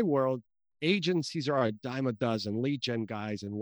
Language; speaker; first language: English; early bilingual, other home language; Portuguese